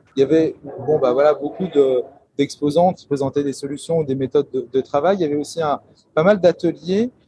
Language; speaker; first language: French; native; French